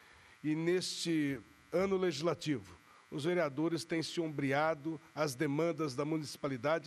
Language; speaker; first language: Portuguese; native; Portuguese